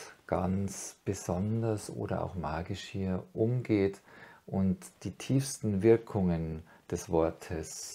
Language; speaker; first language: German; native; German